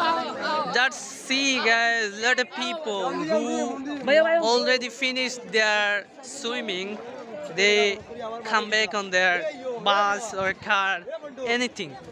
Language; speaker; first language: English; non-native, learner; Bangla